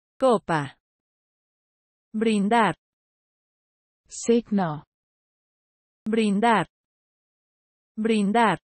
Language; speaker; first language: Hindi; native; Hindi